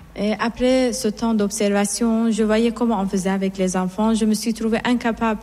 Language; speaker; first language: French; non-native, fluent; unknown